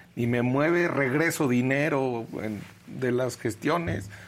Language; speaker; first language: Spanish; native; Spanish